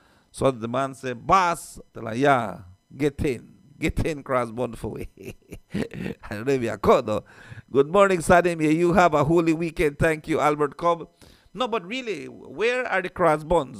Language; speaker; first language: English; early bilingual, other home language; Spanish